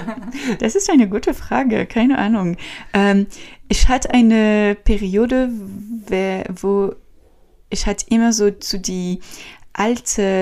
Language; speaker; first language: German; non-native, learner; French